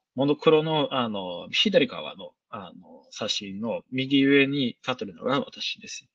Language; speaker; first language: Japanese; non-native, fluent; Swedish